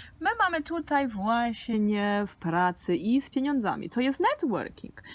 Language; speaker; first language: Polish; early bilingual, heritage; Polish